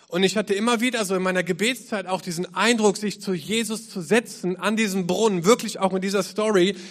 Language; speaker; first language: German; native; German